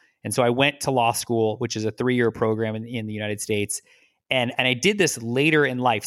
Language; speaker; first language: English; native; English